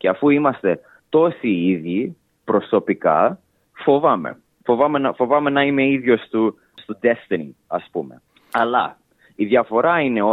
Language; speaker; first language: Greek; early bilingual, heritage; English